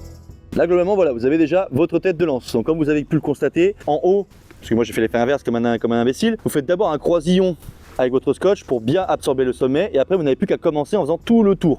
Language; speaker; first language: French; native; French